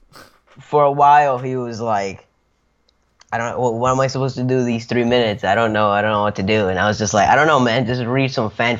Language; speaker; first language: English; early bilingual, other home language; Spanish